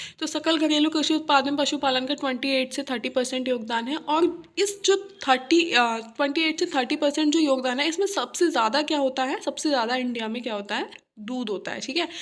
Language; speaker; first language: Hindi; native; Hindi